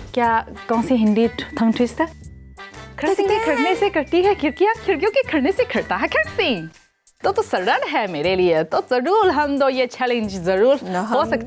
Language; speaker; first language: Hindi; non-native, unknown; Chinese